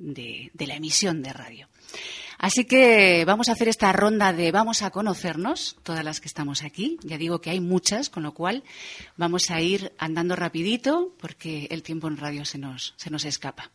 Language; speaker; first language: Spanish; native; Spanish